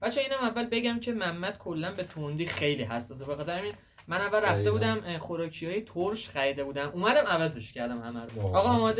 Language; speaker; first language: Persian; native; Persian